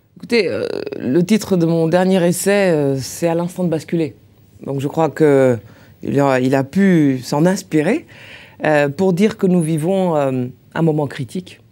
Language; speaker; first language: French; native; French